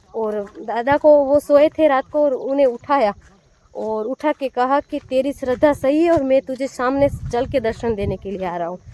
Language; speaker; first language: Hindi; non-native, local second language; Gujarati